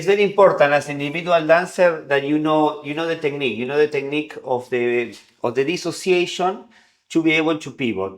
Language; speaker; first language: English; non-native, fluent; Spanish